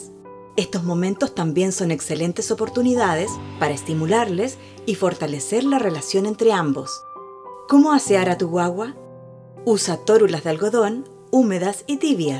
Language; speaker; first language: Spanish; native; Spanish